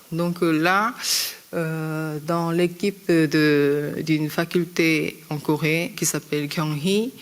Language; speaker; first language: French; non-native, fluent; Korean